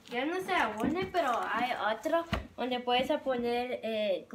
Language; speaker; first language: Spanish; early bilingual, heritage; Spanish